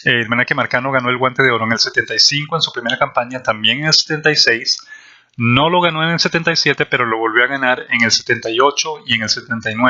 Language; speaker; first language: Spanish; native; Spanish